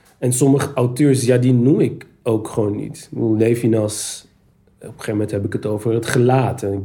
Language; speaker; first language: Dutch; early bilingual, other home language; Turkish